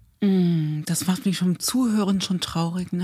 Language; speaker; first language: German; native; German